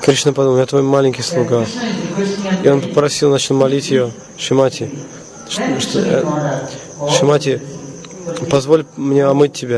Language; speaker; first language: Russian; non-native, fluent; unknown